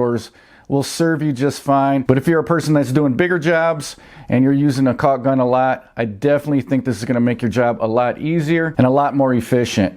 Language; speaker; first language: English; native; English